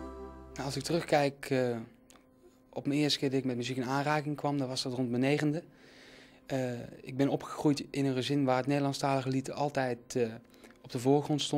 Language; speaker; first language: Dutch; native; Dutch